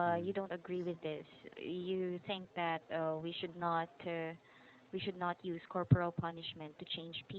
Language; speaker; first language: English; non-native, fluent; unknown